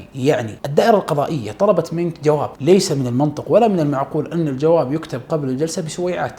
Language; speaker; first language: Arabic; native; Arabic